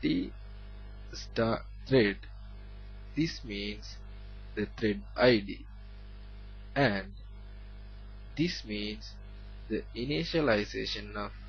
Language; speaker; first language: English; non-native, learner; Sinhala